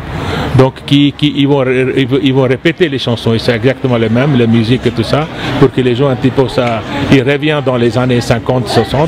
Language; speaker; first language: French; non-native, fluent; Punjabi